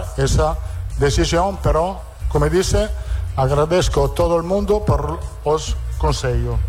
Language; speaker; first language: Portuguese; non-native, learner; Italian